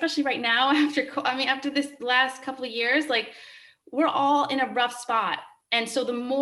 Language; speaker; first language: English; native; English